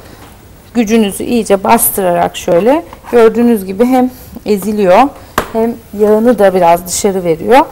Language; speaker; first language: Turkish; native; Turkish